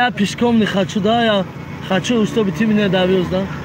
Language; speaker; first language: Russian; non-native, local second language; Tajik